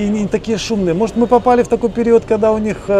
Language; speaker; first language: Russian; native; Russian